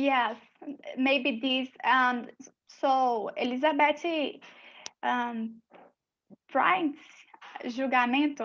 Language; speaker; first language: English; non-native, learner; Portuguese